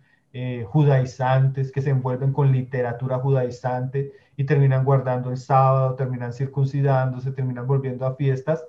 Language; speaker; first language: Spanish; native; Spanish